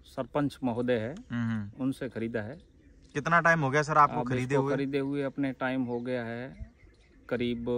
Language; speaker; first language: Hindi; native; Hindi